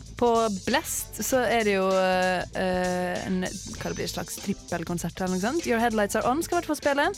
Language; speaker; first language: Norwegian; native; Norwegian